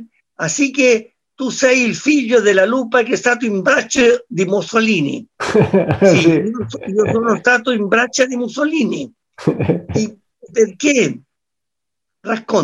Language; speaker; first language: Spanish; early bilingual, other home language; Italian